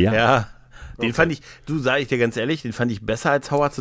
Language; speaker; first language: German; native; German